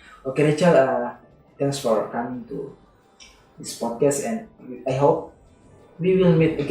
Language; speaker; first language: English; non-native, learner; Indonesian